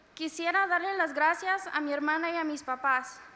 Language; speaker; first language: Spanish; early bilingual, heritage; Spanish